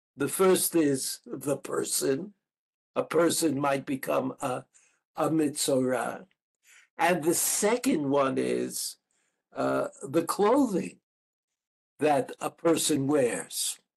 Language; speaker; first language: English; native; English